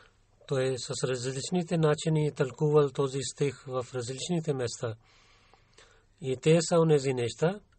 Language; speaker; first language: Bulgarian; non-native, learner; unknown